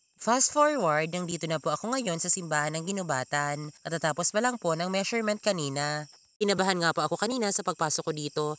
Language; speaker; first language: Filipino; non-native, local second language; Bikol